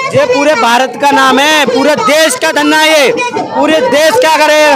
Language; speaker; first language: Hindi; native; Hindi